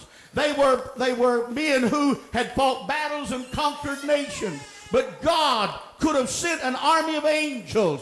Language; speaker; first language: English; native; English